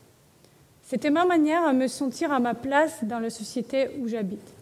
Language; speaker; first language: French; non-native, learner; Russian